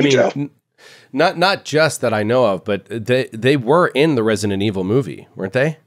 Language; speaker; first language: English; native; English